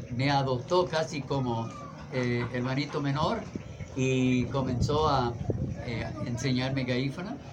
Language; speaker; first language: Spanish; non-native, fluent; English